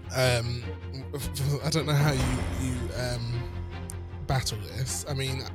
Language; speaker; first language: English; native; English